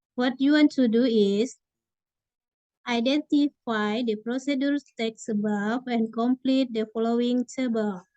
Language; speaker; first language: English; non-native, fluent; Indonesian